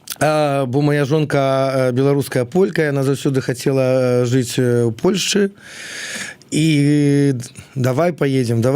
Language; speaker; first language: Belarusian; non-native, local second language; Russian